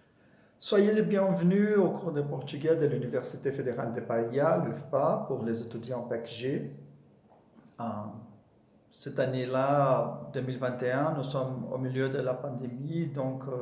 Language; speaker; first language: French; non-native, fluent; Portuguese